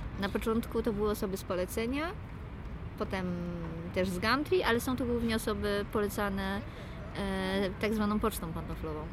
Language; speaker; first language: Polish; native; Polish